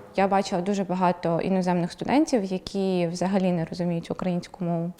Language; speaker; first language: Ukrainian; native; Ukrainian